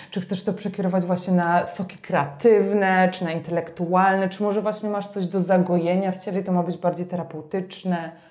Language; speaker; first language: Polish; native; Polish